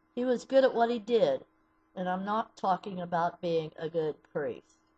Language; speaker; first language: English; native; English